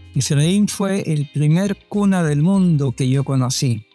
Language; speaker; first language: Spanish; native; Spanish